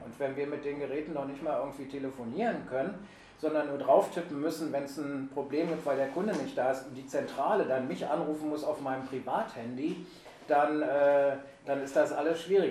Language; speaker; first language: German; native; German